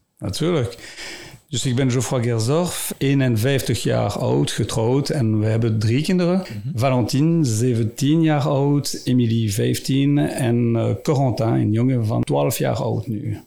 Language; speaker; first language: Dutch; non-native, local second language; French